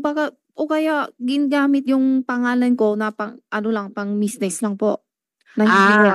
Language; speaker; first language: Filipino; non-native, learner; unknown